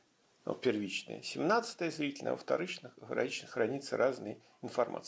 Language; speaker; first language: Russian; native; Russian